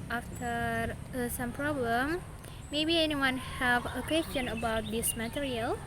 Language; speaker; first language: English; non-native, learner; Indonesian